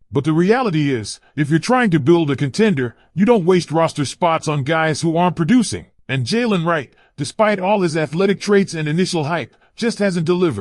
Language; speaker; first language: English; native; English